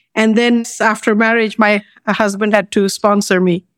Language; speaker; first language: English; non-native, local second language; Bangla